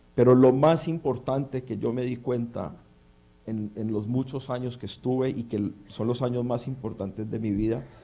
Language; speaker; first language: Spanish; early bilingual, heritage; Spanish